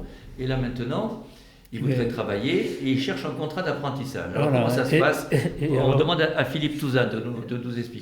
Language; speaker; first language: French; native; French